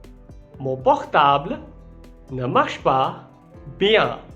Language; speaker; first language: French; non-native, fluent; Hindi